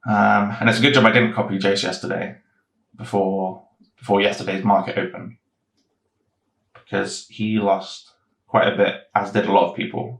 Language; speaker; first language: English; native; English